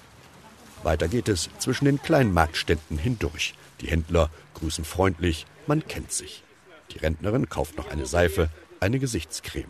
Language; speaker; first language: German; native; German